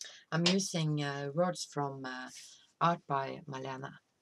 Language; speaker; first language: English; non-native, fluent; Norwegian